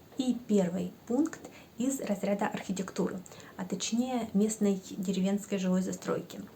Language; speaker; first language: Russian; native; Russian